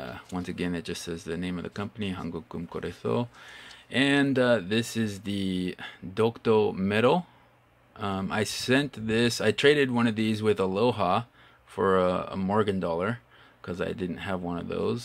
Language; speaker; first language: English; native; English